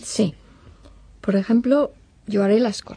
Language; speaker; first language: Spanish; non-native, fluent; English